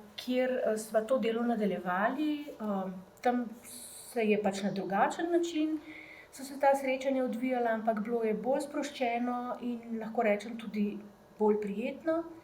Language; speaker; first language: Slovenian; native; Slovenian